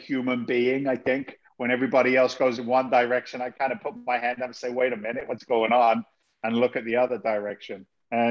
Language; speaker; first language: English; native; English